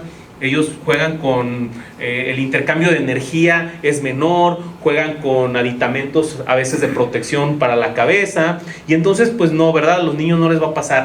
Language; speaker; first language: Spanish; native; Spanish